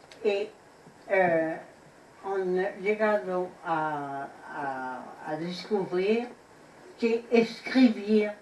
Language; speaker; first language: Spanish; non-native, fluent; French